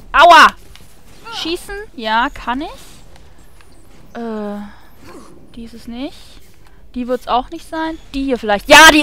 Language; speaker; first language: German; native; German